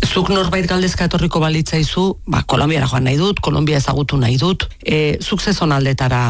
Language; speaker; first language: Basque; native; Basque